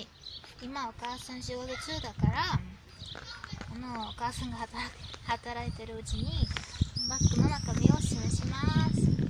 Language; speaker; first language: Japanese; non-native, fluent; German